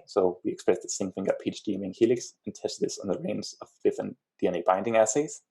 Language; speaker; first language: English; non-native, fluent; Danish